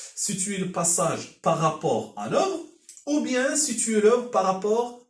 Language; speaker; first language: French; non-native, local second language; Arabic